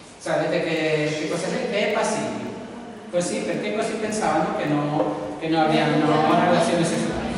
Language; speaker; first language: Italian; non-native, learner; Spanish